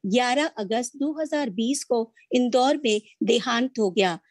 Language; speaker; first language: Hindi; native; Hindi